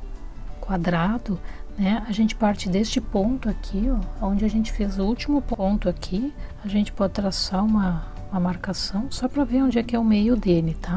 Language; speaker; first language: Portuguese; native; Portuguese